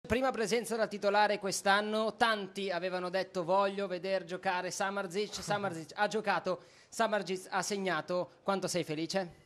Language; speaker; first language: Italian; native; Italian